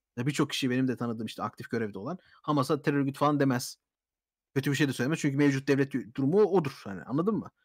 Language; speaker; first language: Turkish; early bilingual, heritage; Turkish